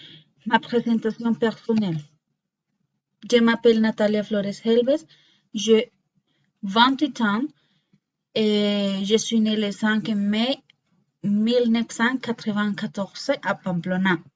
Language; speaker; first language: French; non-native, learner; Spanish